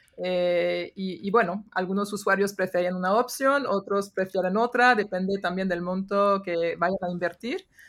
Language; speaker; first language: Spanish; non-native, fluent; French